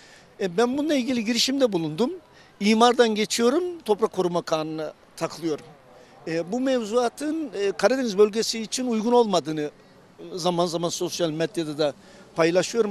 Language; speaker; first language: Turkish; native; Turkish